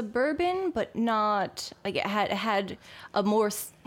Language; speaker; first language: English; native; English